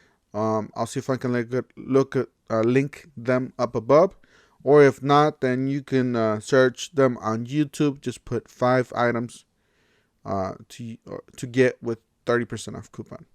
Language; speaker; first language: English; native; English